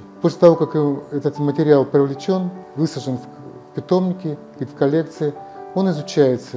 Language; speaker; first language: Russian; native; Russian